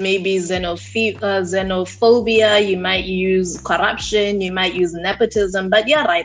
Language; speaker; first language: English; non-native, local second language; Tswana